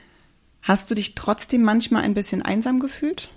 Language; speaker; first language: German; native; German